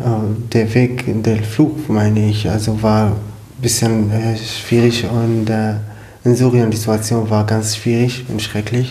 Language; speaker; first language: German; non-native, learner; Arabic